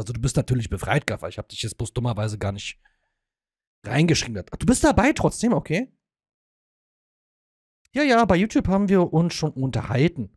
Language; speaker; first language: German; native; German